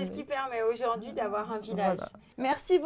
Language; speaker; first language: French; native; French